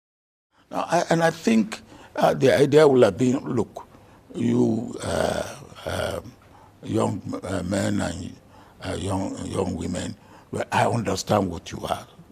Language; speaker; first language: English; non-native, local second language; Yoruba